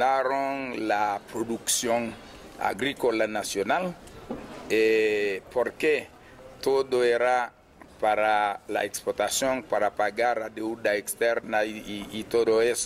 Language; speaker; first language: Spanish; non-native, fluent; Haitian Creole